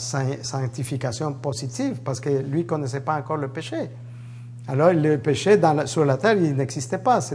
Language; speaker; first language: French; native; French